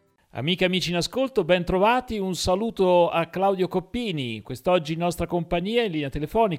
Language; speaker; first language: Italian; native; Italian